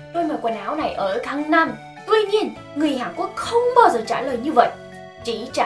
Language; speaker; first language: Vietnamese; non-native, fluent; Korean